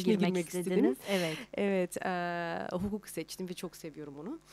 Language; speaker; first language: Turkish; early bilingual, heritage; Turkish